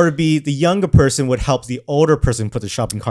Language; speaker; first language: English; native; English